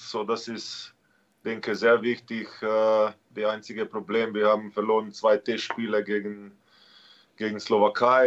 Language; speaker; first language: German; non-native, learner; Slovenian